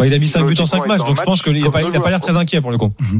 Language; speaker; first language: French; native; French